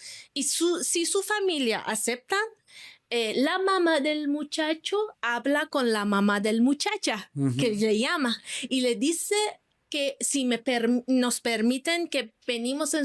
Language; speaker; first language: Spanish; non-native, fluent; Persian